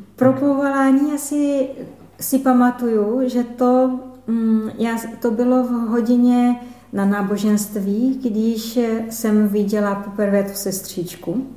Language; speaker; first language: Czech; non-native, fluent; Portuguese